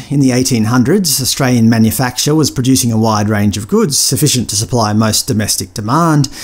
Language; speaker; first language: English; native; English